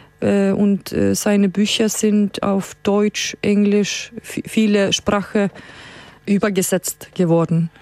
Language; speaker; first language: German; non-native, fluent; Icelandic